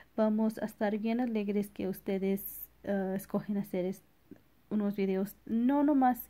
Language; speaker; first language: Spanish; early bilingual, other home language; English